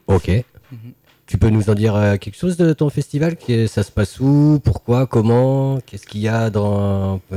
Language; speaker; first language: French; native; French